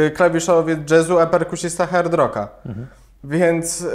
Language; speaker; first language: Polish; native; Polish